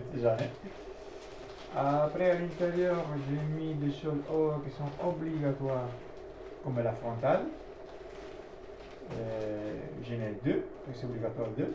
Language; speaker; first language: French; non-native, learner; Italian